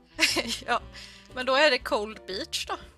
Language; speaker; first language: Swedish; native; Swedish